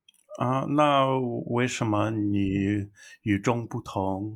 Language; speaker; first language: Chinese; non-native, learner; English